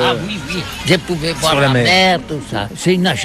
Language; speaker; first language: French; non-native, learner; Catalan